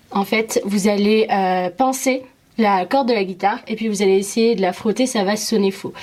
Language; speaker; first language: French; early bilingual, other home language; Arabic